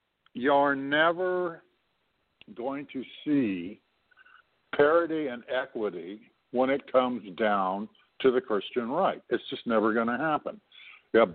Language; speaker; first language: English; native; English